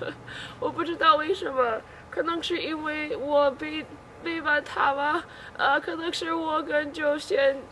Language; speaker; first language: Chinese; non-native, learner; English